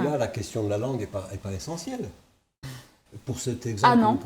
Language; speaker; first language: French; native; French